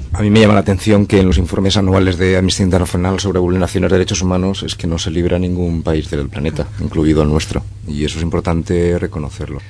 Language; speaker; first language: Spanish; native; Spanish